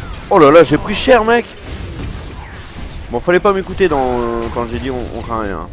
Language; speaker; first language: French; native; French